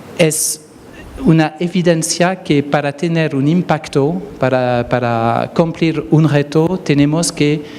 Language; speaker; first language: Spanish; non-native, fluent; French